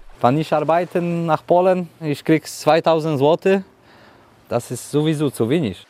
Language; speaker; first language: German; non-native, learner; Polish